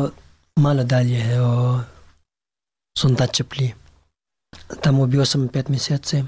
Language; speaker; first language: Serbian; non-native, learner; Pashto